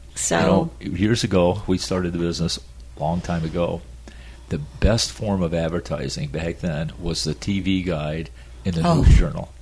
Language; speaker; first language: English; native; English